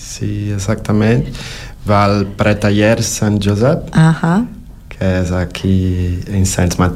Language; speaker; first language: Catalan; non-native, local second language; Spanish